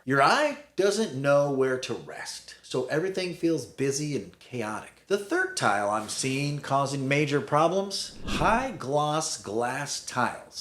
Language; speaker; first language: English; native; English